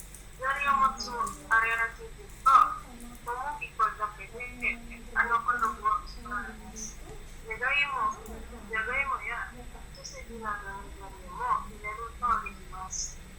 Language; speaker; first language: Japanese; non-native, learner; Indonesian